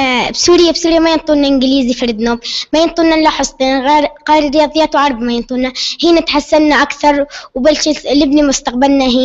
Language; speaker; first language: Arabic; native; Arabic